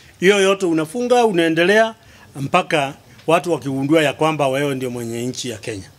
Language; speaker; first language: Swahili; non-native, local second language; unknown